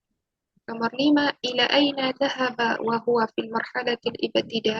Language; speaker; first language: Arabic; non-native, fluent; Indonesian